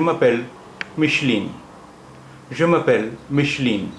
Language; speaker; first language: French; non-native, fluent; Hindi